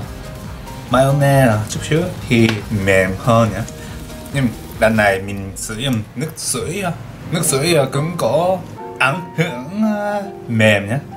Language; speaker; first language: Vietnamese; non-native, learner; Japanese